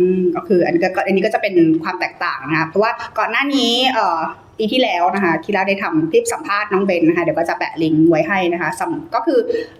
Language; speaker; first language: Thai; native; Thai